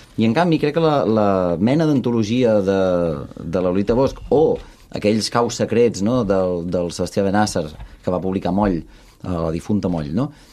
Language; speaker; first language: Catalan; early bilingual, other home language; Russian